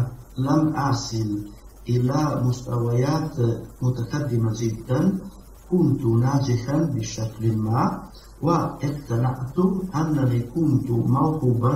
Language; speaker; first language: Arabic; non-native, learner; Italian